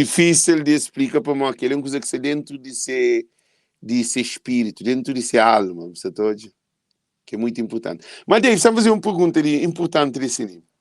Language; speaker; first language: Portuguese; non-native, local second language; Kabuverdianu